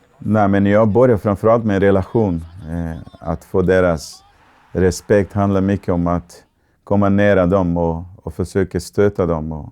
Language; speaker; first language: Swedish; non-native, fluent; Portuguese